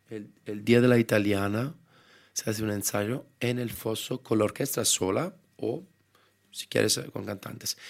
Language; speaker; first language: Spanish; non-native, fluent; Italian